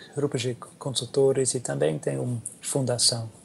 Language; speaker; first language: Portuguese; non-native, learner; English